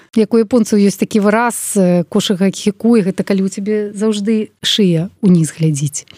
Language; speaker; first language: Belarusian; non-native, local second language; Russian